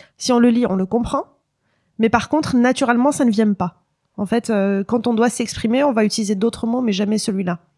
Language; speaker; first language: French; non-native, local second language; Arabic